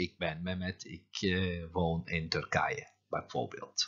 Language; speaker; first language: Dutch; non-native, fluent; Turkish